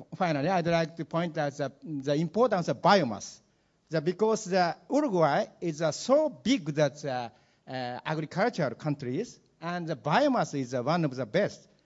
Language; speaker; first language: English; non-native, learner; Japanese